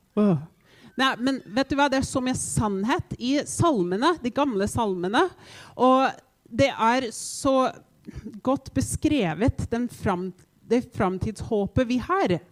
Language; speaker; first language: Norwegian; non-native, fluent; English